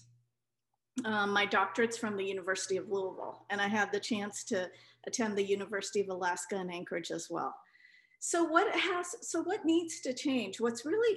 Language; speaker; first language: English; non-native, local second language; Punjabi